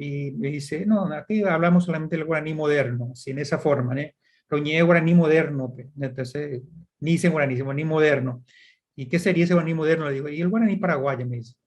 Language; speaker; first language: Spanish; early bilingual, heritage; Portuguese